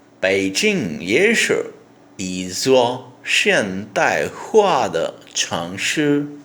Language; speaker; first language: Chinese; non-native, learner; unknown